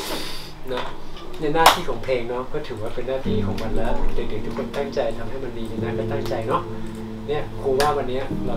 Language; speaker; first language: Thai; native; Thai